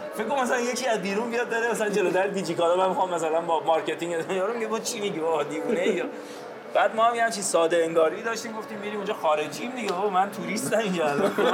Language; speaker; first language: Persian; non-native, local second language; Azerbaijani